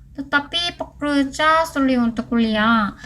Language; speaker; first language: Indonesian; non-native, learner; Korean